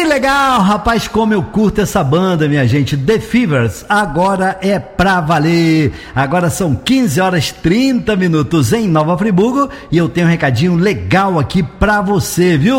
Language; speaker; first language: Portuguese; native; Portuguese